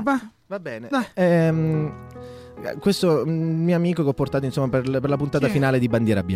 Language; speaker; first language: Italian; native; Italian